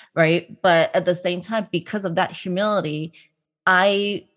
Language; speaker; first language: English; non-native, local second language; Cantonese